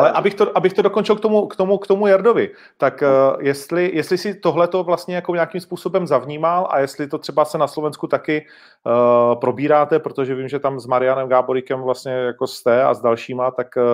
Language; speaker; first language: Czech; native; Czech